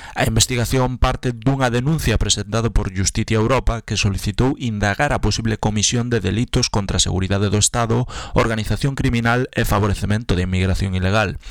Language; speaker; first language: Galician; native; Galician